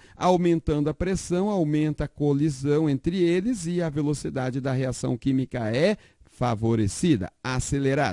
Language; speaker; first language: Portuguese; native; Portuguese